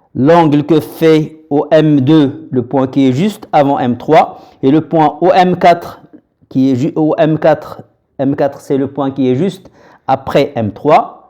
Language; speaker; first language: French; non-native, local second language; Arabic